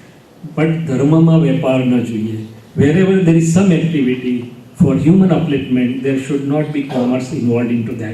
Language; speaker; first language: English; non-native, local second language; Gujarati